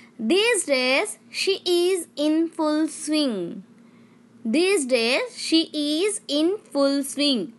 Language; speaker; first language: English; non-native, local second language; Telugu